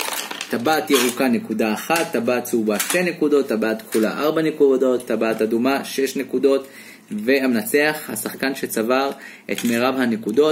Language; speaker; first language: Hebrew; native; Hebrew